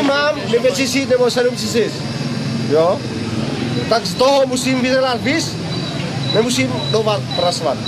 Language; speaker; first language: Czech; non-native, learner; Vietnamese